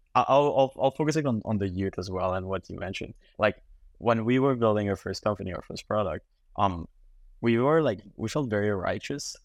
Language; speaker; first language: English; native; English